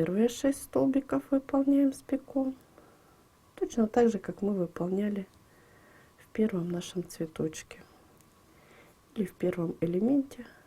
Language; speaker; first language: Russian; native; Russian